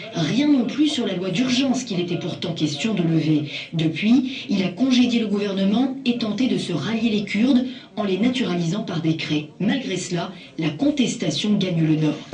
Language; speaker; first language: French; native; French